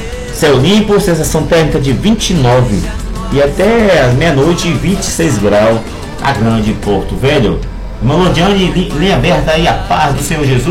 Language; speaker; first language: Portuguese; native; Portuguese